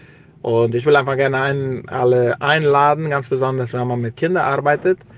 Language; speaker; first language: German; early bilingual, heritage; German